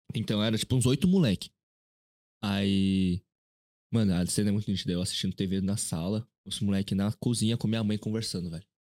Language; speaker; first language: Portuguese; early bilingual, other home language; Korean